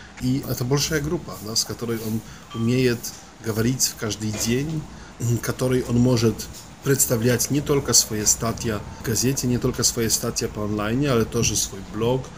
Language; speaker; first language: Russian; non-native, fluent; Polish